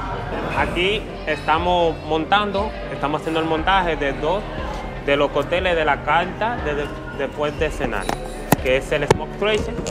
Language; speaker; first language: Spanish; native; Spanish